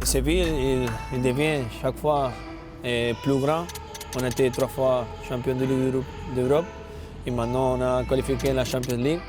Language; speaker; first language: French; non-native, learner; Spanish